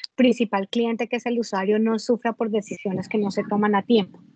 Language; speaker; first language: Spanish; native; Spanish